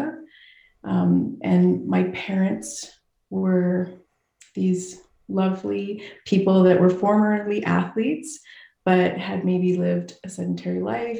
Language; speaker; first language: English; native; English